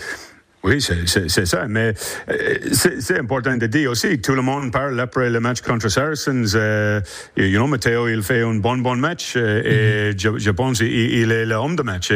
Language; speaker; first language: French; non-native, learner; English